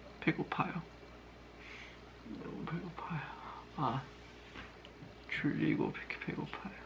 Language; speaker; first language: Korean; non-native, learner; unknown